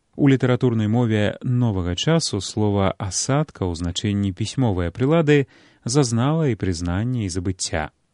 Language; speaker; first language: Belarusian; native; Belarusian